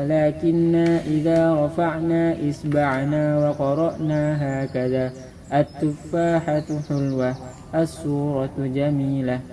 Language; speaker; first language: Arabic; non-native, learner; Indonesian